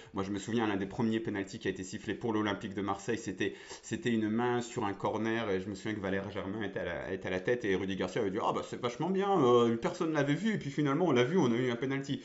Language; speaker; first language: French; native; French